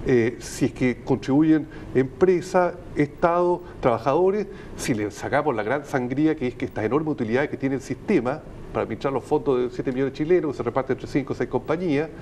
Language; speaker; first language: Spanish; native; Spanish